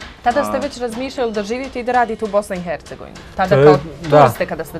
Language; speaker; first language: Serbian; native; Serbian